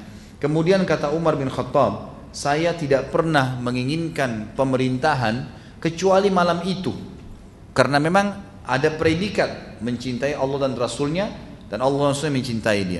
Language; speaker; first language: Indonesian; native; Indonesian